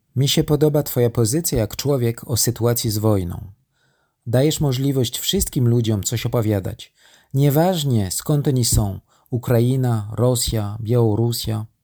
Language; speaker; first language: Polish; non-native, learner; French